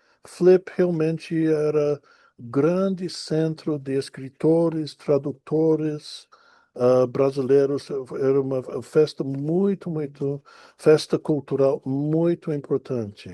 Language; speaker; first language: Portuguese; non-native, fluent; English